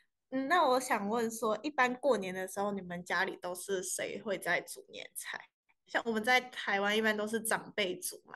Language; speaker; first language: Chinese; native; Chinese